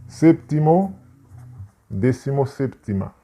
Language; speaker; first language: Spanish; non-native, fluent; Haitian Creole